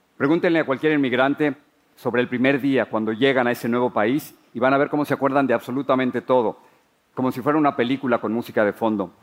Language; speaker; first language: Spanish; native; Spanish